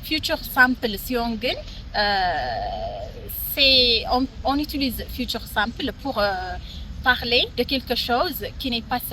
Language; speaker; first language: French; non-native, fluent; Amharic